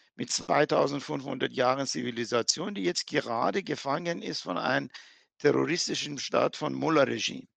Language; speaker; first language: German; non-native, fluent; Persian